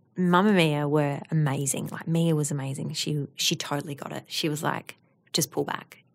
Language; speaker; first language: English; native; English